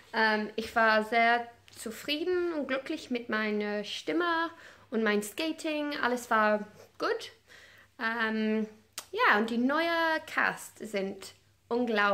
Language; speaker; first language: German; non-native, learner; English